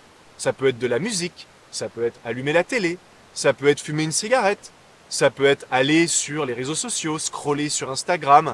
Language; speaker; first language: French; native; French